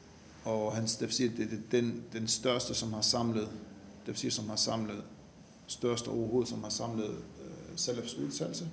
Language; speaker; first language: Danish; non-native, fluent; Arabic